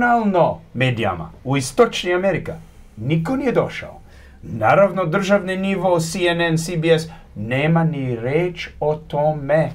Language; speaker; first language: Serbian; early bilingual, heritage; Croatian